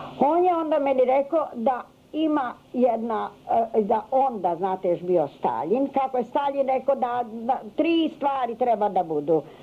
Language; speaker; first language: Serbian; non-native, local second language; Hungarian